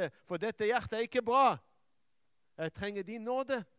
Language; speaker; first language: Norwegian; non-native, fluent; Hebrew